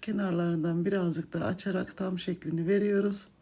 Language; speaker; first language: Turkish; native; Turkish